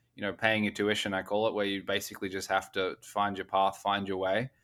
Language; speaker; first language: English; native; English